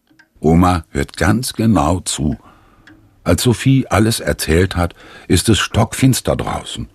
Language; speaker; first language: German; native; German